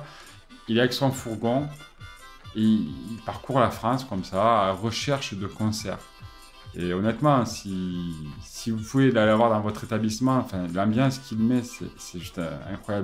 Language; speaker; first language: French; native; French